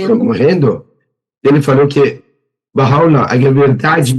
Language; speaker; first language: Portuguese; non-native, learner; Persian